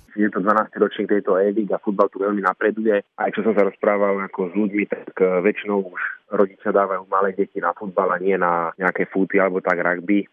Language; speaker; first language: Slovak; native; Slovak